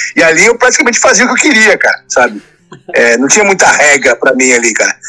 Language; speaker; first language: Portuguese; native; Portuguese